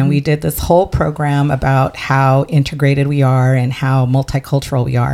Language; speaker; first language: English; early bilingual, other home language; Spanish